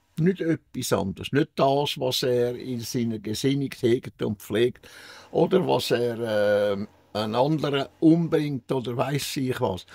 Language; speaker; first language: German; native; German